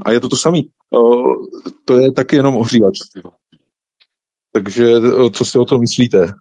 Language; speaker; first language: Czech; native; Czech